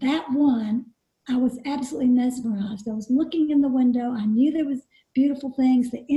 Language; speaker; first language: English; native; English